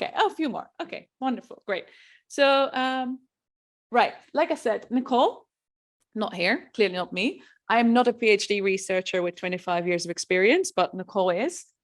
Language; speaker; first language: English; non-native, fluent; Dutch